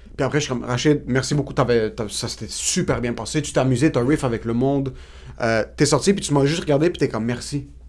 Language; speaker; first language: French; native; French